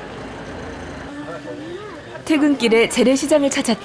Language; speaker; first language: Korean; native; Korean